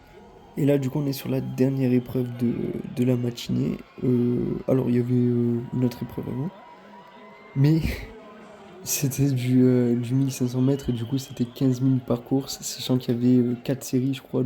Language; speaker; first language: French; native; French